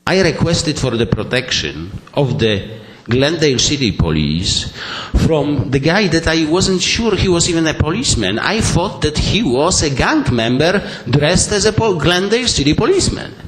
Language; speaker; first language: English; non-native, fluent; Polish